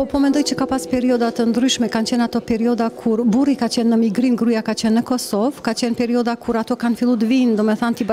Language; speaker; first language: Albanian; native; Albanian